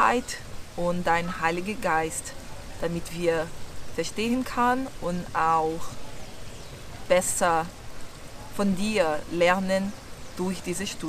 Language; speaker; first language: German; non-native, fluent; Portuguese